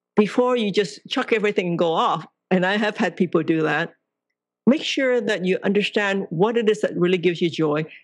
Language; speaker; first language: English; non-native, local second language; Cantonese